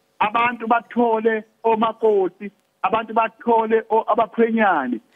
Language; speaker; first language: Zulu; native; Zulu